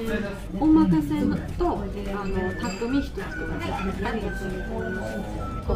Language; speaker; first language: Japanese; non-native, learner; Georgian